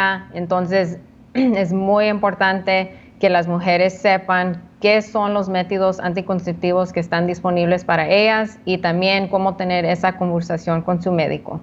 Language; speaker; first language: Spanish; early bilingual, heritage; Spanish